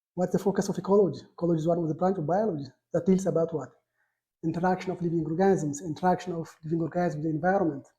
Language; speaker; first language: English; non-native, local second language; Amharic